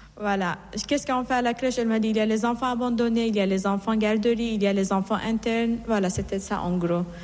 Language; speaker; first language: French; non-native, fluent; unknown